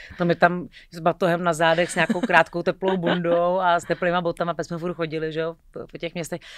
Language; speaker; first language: Czech; native; Czech